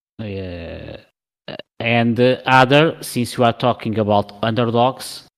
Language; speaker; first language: English; non-native, learner; Portuguese